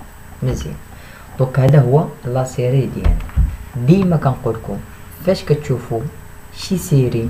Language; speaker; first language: Arabic; native; Arabic